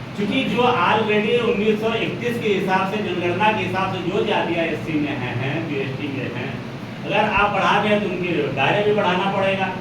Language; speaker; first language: Hindi; native; Hindi